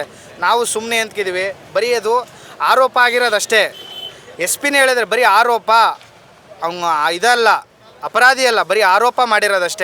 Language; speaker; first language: Kannada; native; Kannada